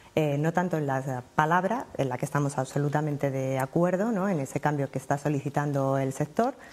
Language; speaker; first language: Spanish; native; Spanish